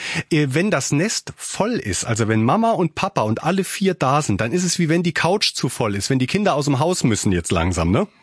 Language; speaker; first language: German; native; German